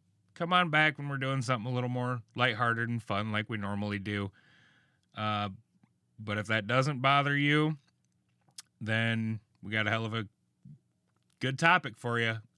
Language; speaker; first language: English; native; English